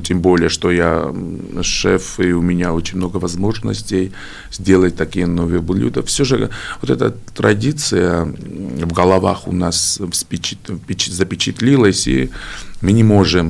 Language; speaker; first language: Russian; non-native, fluent; Georgian